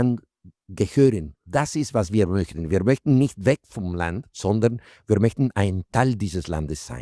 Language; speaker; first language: German; non-native, fluent; Spanish